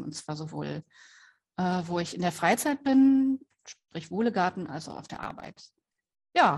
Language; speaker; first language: German; native; German